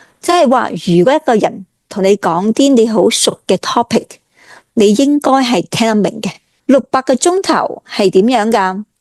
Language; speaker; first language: Cantonese; native; Cantonese